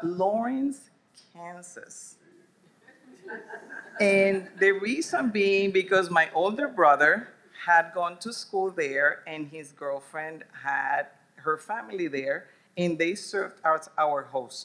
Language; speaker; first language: English; non-native, fluent; Spanish